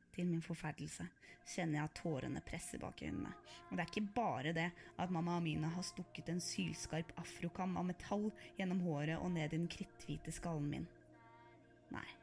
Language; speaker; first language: Norwegian; early bilingual, other home language; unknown